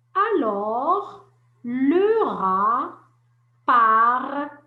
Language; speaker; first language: French; non-native, local second language; Arabic